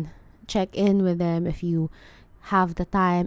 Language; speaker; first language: English; non-native, local second language; Filipino